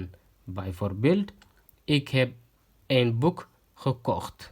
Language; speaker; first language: Dutch; non-native, fluent; Tigrinya